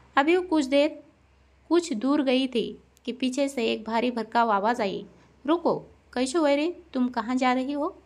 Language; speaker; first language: Hindi; non-native, local second language; Marathi